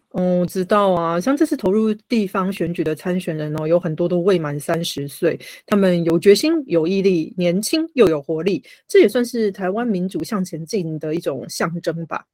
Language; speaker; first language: Chinese; native; Chinese